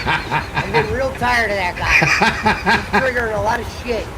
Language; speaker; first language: English; native; English